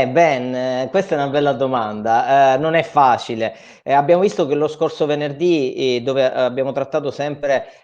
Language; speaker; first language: Italian; native; Italian